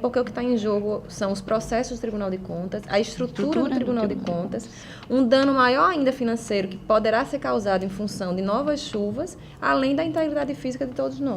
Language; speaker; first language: Portuguese; native; Portuguese